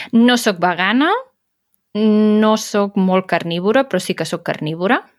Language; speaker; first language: Catalan; native; Catalan